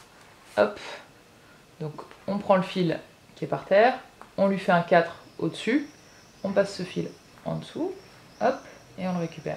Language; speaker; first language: French; native; French